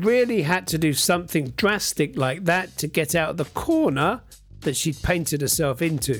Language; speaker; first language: English; native; English